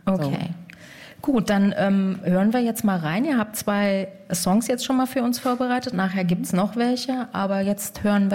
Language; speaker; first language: German; native; German